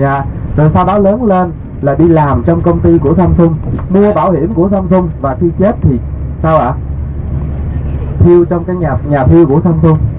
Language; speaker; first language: Vietnamese; native; Vietnamese